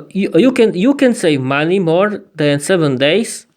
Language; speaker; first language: English; non-native, learner; Slovak